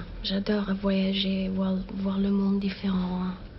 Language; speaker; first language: French; non-native, fluent; German